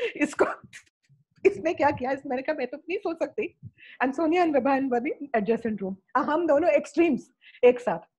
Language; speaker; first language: Hindi; early bilingual, heritage; Hindi